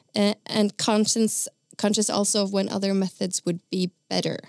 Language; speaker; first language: English; non-native, fluent; Norwegian